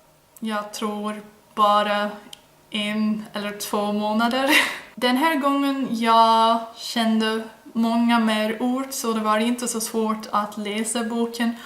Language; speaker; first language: Swedish; non-native, learner; Dutch